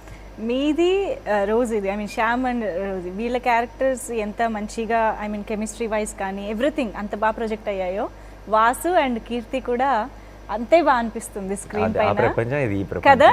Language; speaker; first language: Telugu; native; Telugu